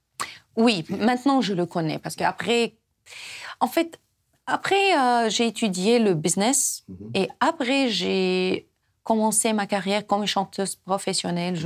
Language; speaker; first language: French; non-native, fluent; Arabic